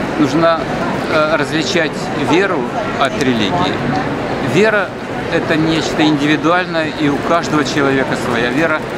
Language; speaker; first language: Russian; native; Russian